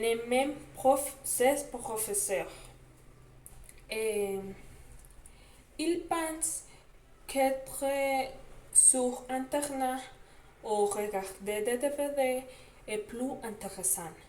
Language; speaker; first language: French; non-native, learner; Spanish